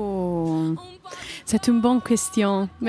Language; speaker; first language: French; non-native, learner; Italian